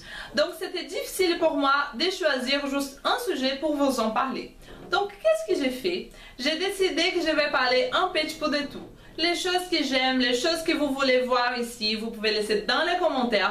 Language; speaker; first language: French; non-native, fluent; Portuguese